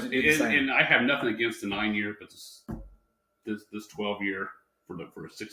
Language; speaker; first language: English; native; English